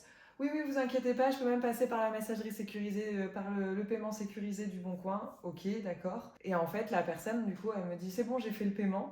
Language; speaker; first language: French; native; French